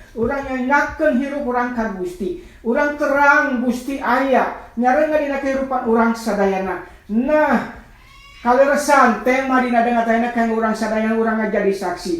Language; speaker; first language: Sundanese; non-native, local second language; Nias